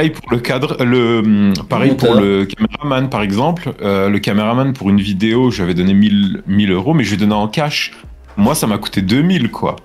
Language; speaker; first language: French; native; French